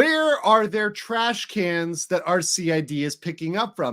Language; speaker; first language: English; native; English